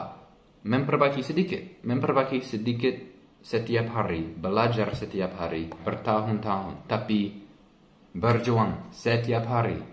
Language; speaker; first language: Indonesian; non-native, learner; English